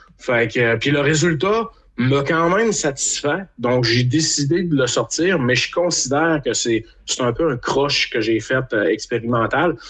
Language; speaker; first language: French; native; French